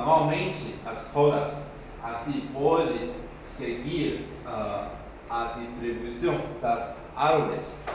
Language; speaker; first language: Portuguese; non-native, fluent; Chinese